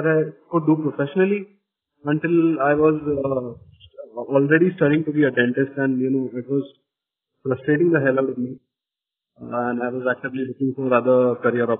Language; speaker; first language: English; non-native, local second language; Marathi